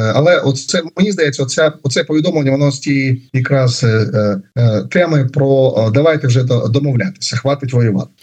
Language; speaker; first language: Ukrainian; native; Ukrainian